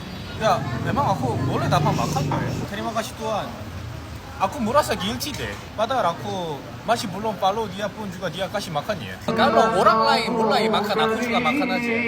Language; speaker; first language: Indonesian; non-native, fluent; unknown